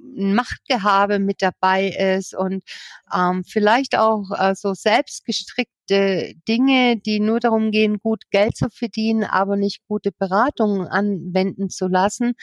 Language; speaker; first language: German; native; German